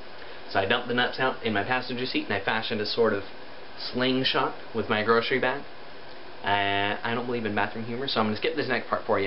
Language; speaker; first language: English; native; English